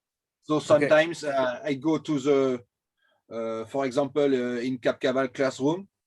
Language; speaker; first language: English; non-native, learner; French